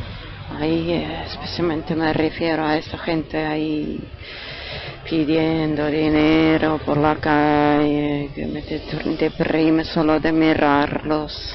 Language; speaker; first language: Spanish; non-native, fluent; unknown